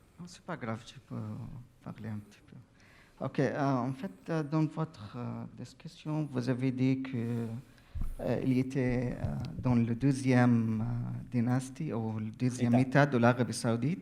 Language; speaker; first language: French; non-native, learner; Arabic